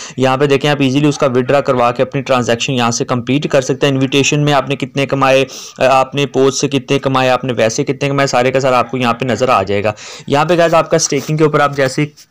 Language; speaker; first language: Urdu; non-native, local second language; Punjabi